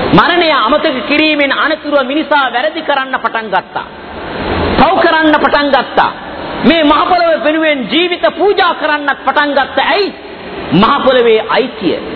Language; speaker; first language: Sinhala; non-native, local second language; Tamil